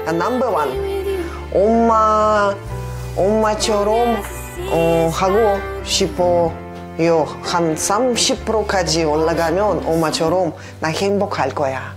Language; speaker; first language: Korean; non-native, learner; Russian